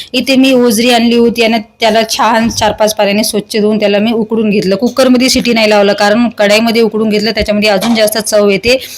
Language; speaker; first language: Marathi; non-native, local second language; Lambadi